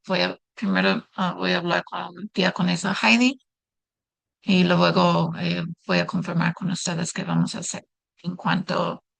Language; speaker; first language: Spanish; non-native, fluent; English